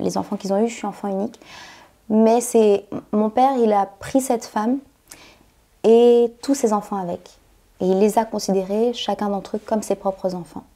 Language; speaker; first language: French; native; French